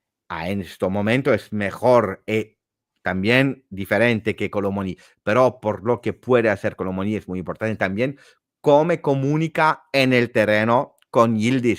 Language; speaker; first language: Spanish; non-native, fluent; Italian